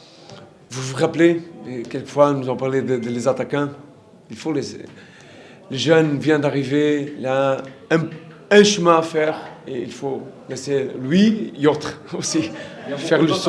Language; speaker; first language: French; non-native, learner; Portuguese